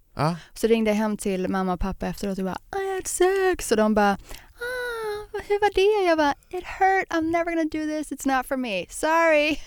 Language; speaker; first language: Swedish; native; Swedish